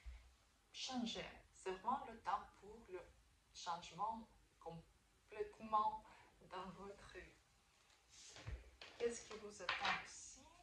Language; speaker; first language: French; non-native, fluent; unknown